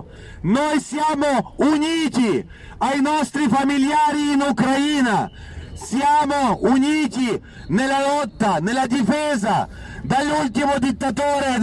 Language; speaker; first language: Italian; non-native, fluent; Ukrainian